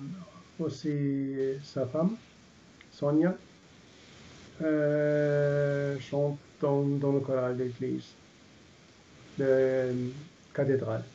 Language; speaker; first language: French; non-native, learner; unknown